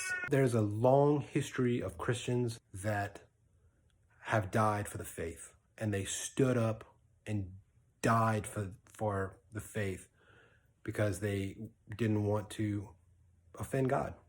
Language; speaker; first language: English; native; English